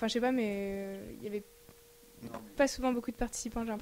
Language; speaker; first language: French; native; French